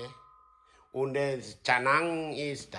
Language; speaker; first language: German; non-native, learner; Indonesian